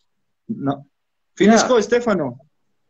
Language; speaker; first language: English; non-native, learner; Spanish